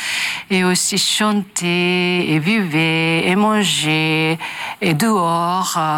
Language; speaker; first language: French; non-native, learner; Japanese